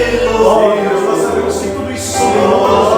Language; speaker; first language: Portuguese; native; Portuguese